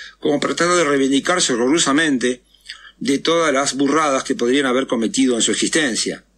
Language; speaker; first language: Spanish; native; Spanish